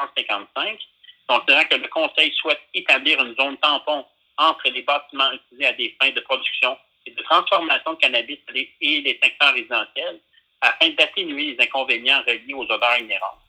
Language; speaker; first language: French; native; French